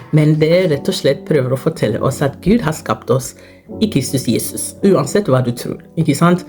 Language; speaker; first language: Norwegian; non-native, fluent; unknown